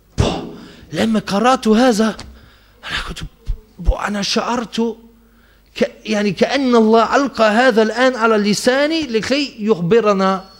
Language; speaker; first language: Arabic; non-native, fluent; German